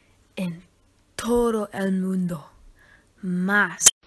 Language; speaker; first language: Spanish; non-native, learner; English